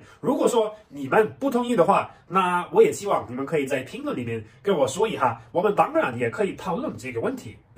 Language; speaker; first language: Chinese; non-native, fluent; German